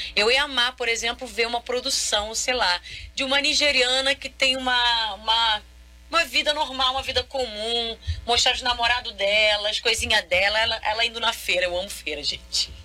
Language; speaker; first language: Portuguese; non-native, local second language; Kabuverdianu